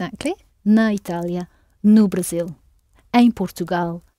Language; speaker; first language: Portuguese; non-native, fluent; English